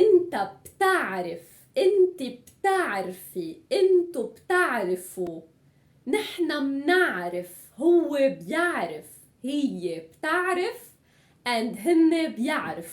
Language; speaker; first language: Arabic; native; Arabic